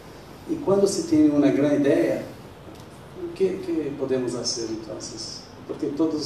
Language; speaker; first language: Spanish; non-native, fluent; Portuguese